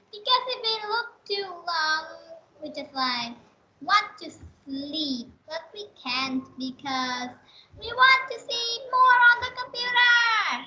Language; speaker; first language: English; non-native, learner; Vietnamese